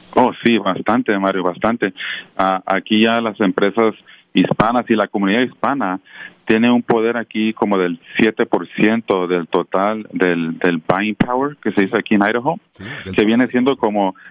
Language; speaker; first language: Spanish; native; Spanish